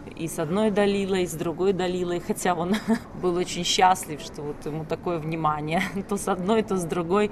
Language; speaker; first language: Russian; native; Russian